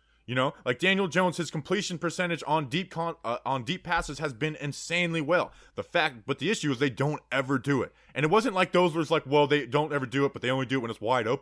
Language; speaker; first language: English; native; English